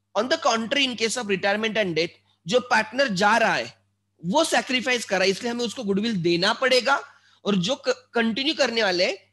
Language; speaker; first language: Hindi; non-native, local second language; Marathi